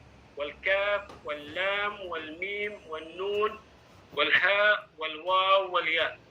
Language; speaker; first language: Arabic; non-native, fluent; Indonesian